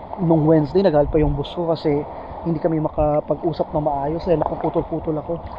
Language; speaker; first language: Filipino; non-native, local second language; Cebuano